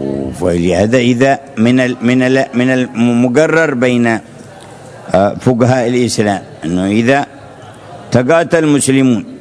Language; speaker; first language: Arabic; native; Arabic